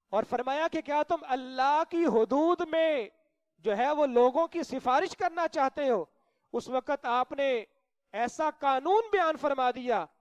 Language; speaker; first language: Urdu; non-native, local second language; Punjabi